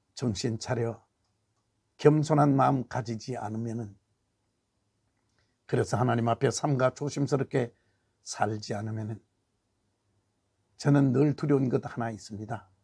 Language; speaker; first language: Korean; native; Korean